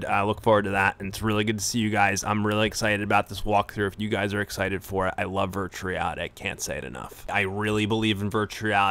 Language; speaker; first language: English; native; English